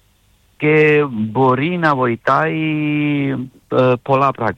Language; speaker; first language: Greek; non-native, learner; Serbian